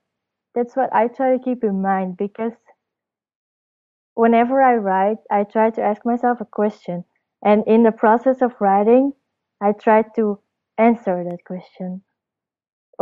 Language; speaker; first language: English; non-native, fluent; Dutch